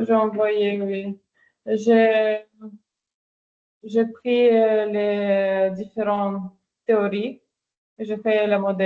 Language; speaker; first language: French; non-native, fluent; Portuguese